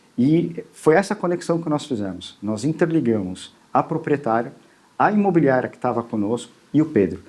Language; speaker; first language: Portuguese; native; Portuguese